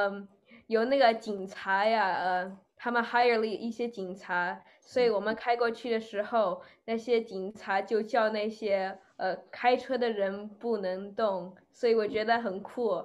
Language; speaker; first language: Chinese; early bilingual, other home language; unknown